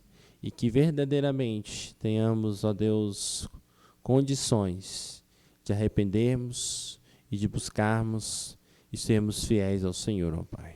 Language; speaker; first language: Portuguese; native; Portuguese